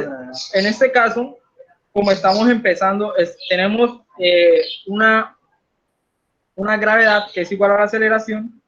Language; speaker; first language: Spanish; native; Spanish